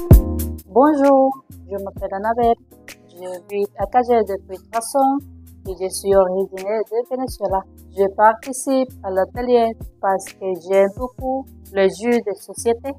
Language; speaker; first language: French; non-native, learner; Spanish